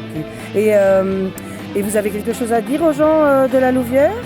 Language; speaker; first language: French; native; French